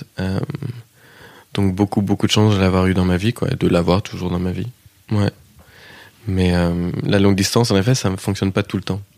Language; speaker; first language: French; early bilingual, heritage; French